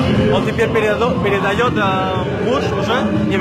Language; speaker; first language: Russian; non-native, learner; Spanish